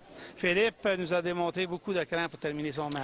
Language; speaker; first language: French; native; French